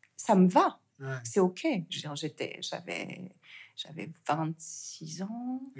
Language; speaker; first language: French; native; French